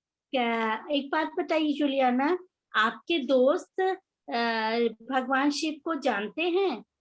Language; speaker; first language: Hindi; native; Hindi